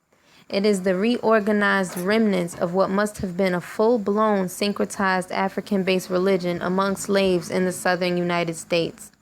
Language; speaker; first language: English; native; English